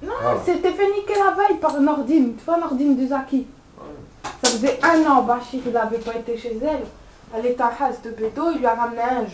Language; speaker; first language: French; native; French